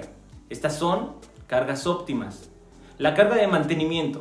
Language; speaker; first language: Spanish; native; Spanish